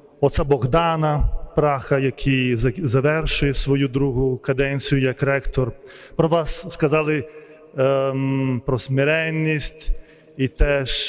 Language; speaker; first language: Ukrainian; non-native, fluent; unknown